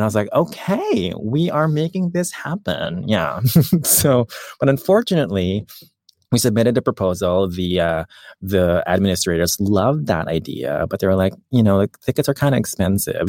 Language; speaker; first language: English; non-native, local second language; Filipino